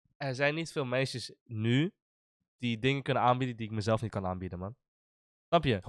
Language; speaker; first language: Dutch; early bilingual, other home language; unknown